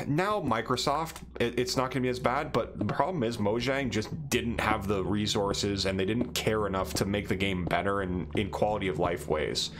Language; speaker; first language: English; native; English